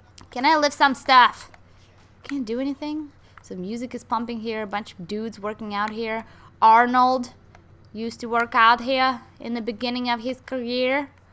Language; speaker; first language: English; non-native, fluent; Russian